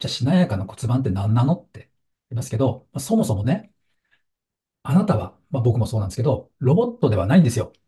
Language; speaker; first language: Japanese; native; Japanese